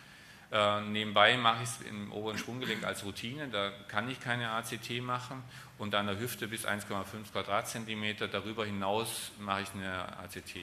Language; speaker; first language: German; native; German